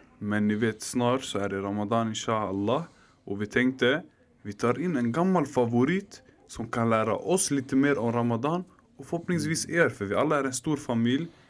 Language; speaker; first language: Swedish; early bilingual, other home language; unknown